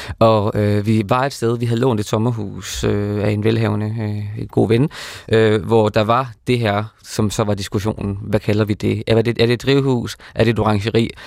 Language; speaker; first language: Danish; native; Danish